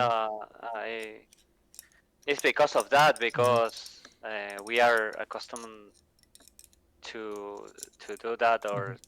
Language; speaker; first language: English; non-native, learner; Spanish